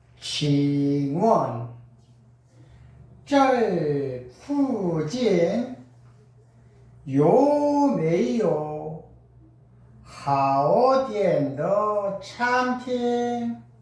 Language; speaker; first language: Chinese; non-native, learner; Korean